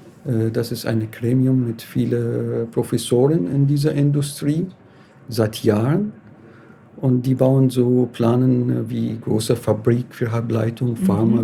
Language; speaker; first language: German; non-native, fluent; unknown